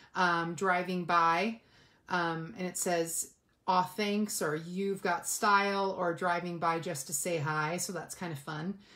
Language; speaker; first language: English; native; English